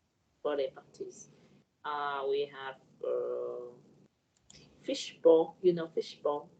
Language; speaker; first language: English; non-native, learner; Vietnamese